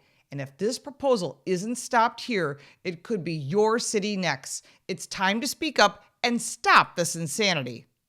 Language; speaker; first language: English; native; English